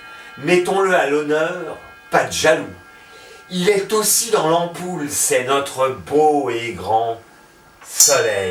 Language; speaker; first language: French; native; French